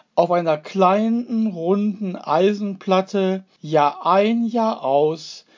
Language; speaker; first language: German; native; German